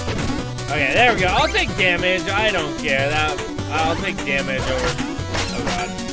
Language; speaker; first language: English; native; English